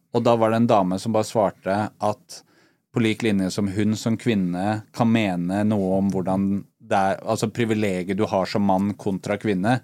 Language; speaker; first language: Norwegian; native; Norwegian